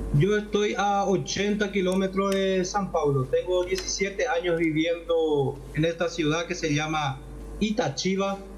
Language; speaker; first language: Spanish; native; Spanish